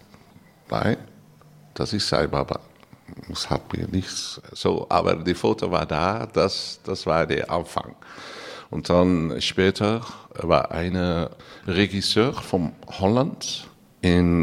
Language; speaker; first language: German; non-native, learner; Dutch